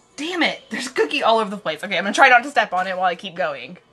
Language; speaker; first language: English; native; English